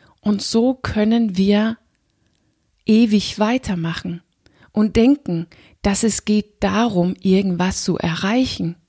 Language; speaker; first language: German; non-native, fluent; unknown